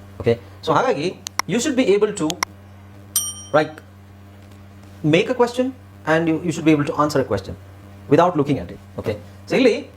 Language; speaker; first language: English; non-native, local second language; Kannada